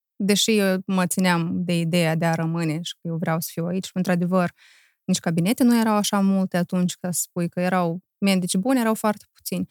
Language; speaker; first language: Romanian; native; Romanian